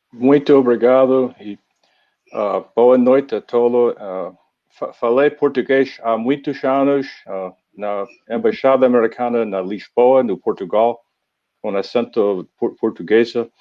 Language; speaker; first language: Portuguese; non-native, learner; English